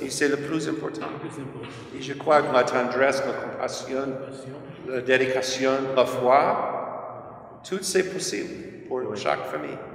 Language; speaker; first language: French; non-native, fluent; English